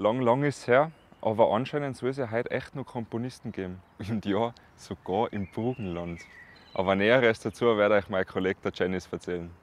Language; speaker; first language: German; native; German